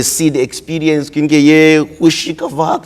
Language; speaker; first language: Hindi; non-native, learner; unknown